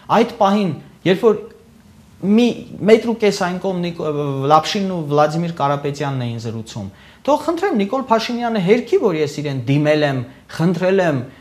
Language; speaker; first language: Armenian; native; Armenian